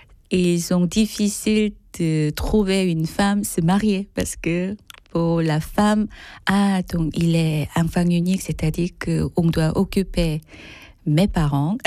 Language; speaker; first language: French; non-native, fluent; Korean